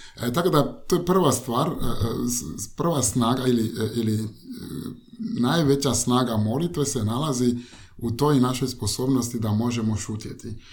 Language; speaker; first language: Croatian; non-native, fluent; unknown